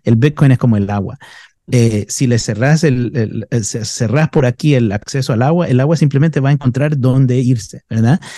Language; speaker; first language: Spanish; native; Spanish